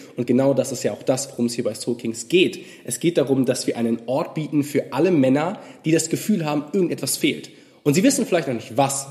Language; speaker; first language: German; native; German